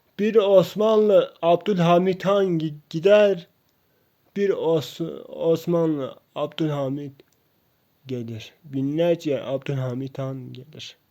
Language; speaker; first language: Turkish; non-native, local second language; Kurdish